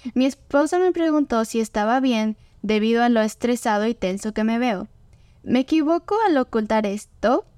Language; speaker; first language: Spanish; native; Spanish